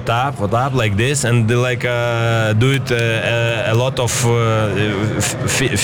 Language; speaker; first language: English; non-native, learner; Ukrainian